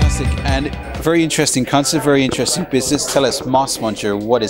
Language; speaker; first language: English; native; English